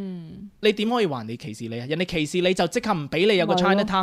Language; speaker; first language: Cantonese; native; Cantonese